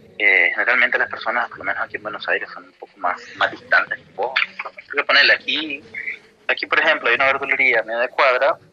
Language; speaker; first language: Spanish; native; Spanish